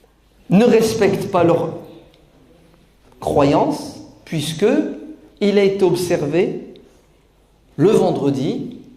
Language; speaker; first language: French; native; French